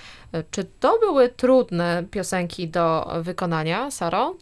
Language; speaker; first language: Polish; native; Polish